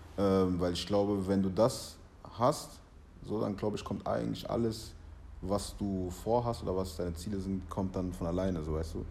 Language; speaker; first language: German; early bilingual, other home language; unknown